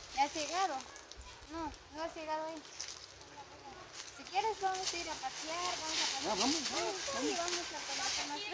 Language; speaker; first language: Spanish; native; Spanish